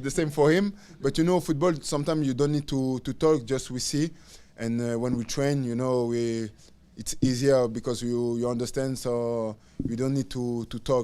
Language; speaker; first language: English; non-native, learner; French